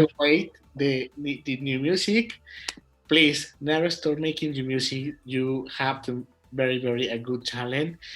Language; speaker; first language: English; non-native, learner; Spanish